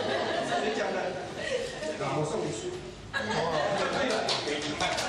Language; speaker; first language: Chinese; native; Chinese